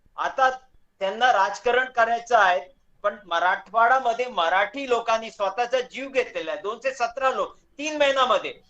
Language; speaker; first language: Marathi; non-native, local second language; Hindi